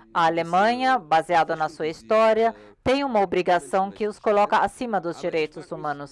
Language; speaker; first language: Portuguese; non-native, learner; German